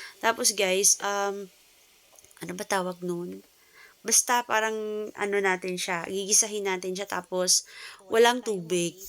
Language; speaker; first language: Filipino; non-native, local second language; Cebuano